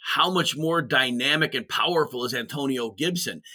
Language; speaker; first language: English; native; English